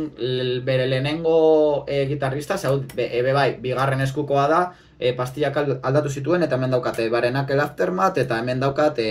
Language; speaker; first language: Basque; non-native, local second language; Spanish